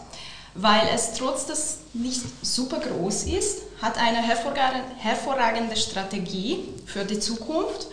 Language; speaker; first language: German; non-native, fluent; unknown